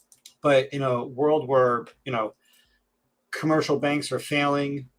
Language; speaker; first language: English; native; English